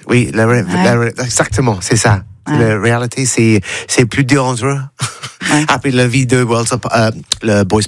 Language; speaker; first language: French; non-native, learner; English